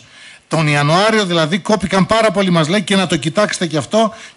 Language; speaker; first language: Greek; native; Greek